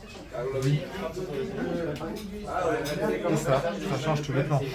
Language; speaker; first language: French; native; French